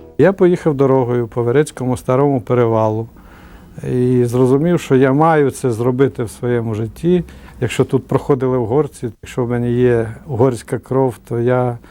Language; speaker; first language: Ukrainian; non-native, local second language; Hungarian